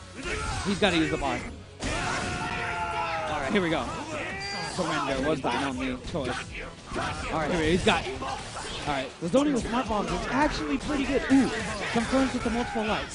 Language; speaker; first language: English; native; English